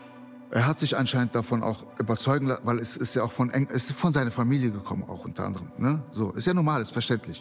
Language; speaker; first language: German; early bilingual, other home language; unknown